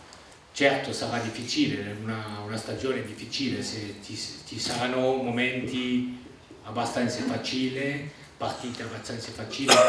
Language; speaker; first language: Italian; non-native, fluent; French